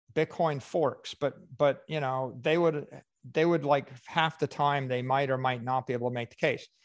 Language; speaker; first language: English; native; English